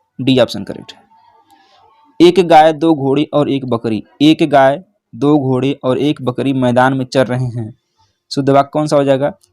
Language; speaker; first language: Hindi; native; Hindi